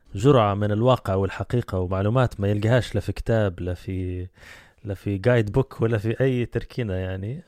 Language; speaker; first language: Arabic; native; Arabic